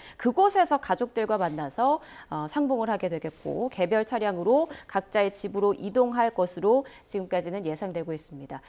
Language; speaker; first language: Korean; native; Korean